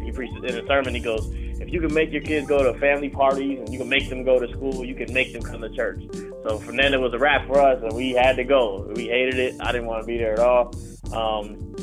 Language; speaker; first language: English; native; English